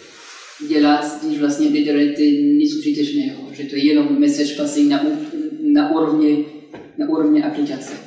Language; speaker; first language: Czech; non-native, fluent; French